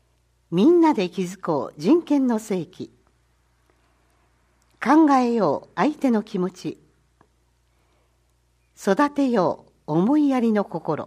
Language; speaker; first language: Japanese; native; Japanese